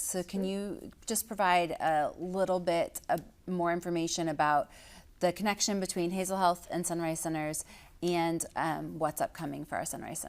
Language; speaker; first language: English; native; English